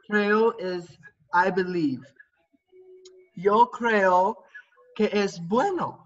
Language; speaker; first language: Spanish; non-native, learner; English